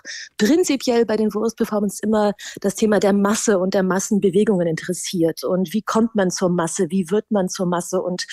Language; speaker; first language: German; native; German